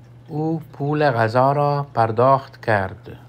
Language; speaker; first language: Persian; non-native, fluent; Urdu